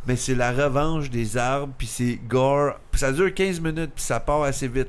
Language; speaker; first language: French; native; French